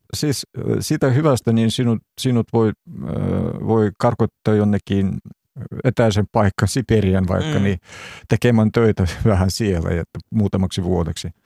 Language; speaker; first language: Finnish; non-native, fluent; Russian